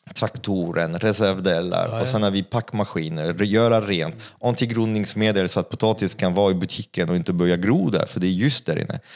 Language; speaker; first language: Swedish; non-native, fluent; French